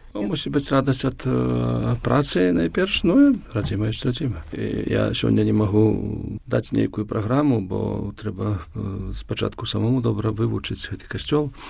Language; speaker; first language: Belarusian; native; Belarusian